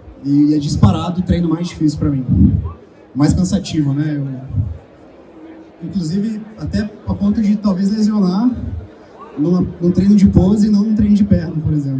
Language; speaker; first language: Portuguese; native; Portuguese